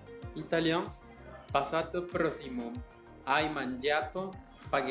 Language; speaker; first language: Italian; non-native, learner; Spanish